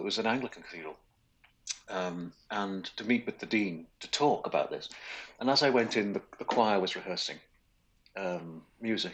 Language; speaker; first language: English; native; English